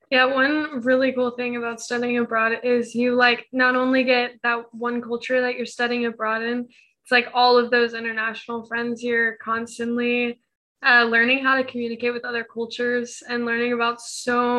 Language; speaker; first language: English; native; English